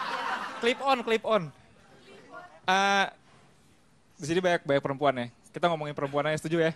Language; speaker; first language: Indonesian; native; Indonesian